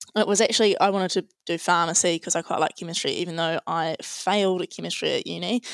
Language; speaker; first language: English; native; English